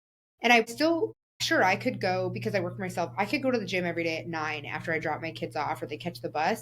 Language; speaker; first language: English; native; English